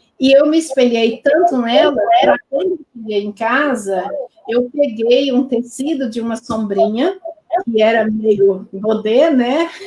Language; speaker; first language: Portuguese; non-native, local second language; Low German